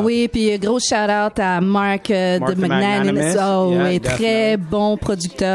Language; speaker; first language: French; native; French